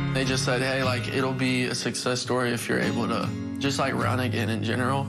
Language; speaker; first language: English; native; English